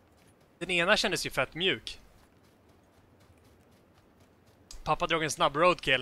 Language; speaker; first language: Swedish; native; Swedish